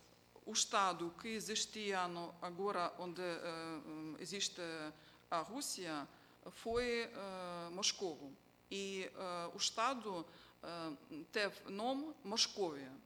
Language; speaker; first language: Portuguese; non-native, fluent; Ukrainian